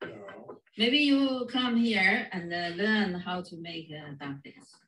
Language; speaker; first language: English; non-native, fluent; Chinese